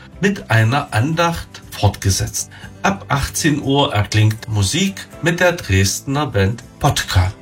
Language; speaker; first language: German; non-native, local second language; Upper Sorbian